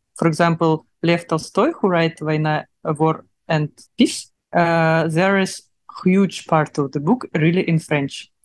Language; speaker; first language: English; non-native, learner; Russian